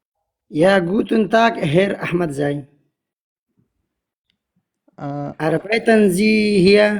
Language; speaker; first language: German; non-native, learner; Pashto